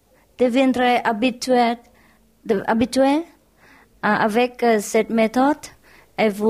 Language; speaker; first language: French; non-native, learner; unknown